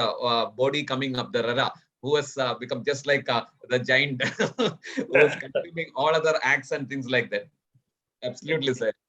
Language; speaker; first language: English; non-native, local second language; Malayalam